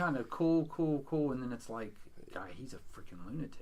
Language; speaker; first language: English; native; English